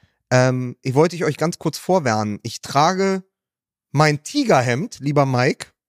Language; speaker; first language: German; native; German